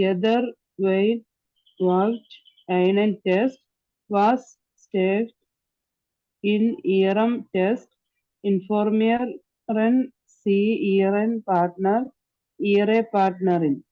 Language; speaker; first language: German; non-native, learner; Malayalam